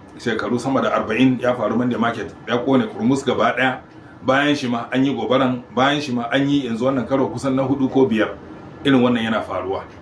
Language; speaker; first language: Hausa; native; Hausa